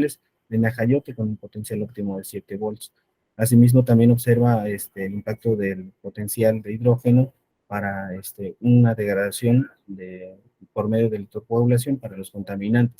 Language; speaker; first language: Spanish; native; Spanish